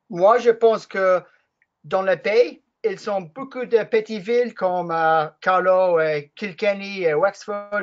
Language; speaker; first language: French; non-native, learner; English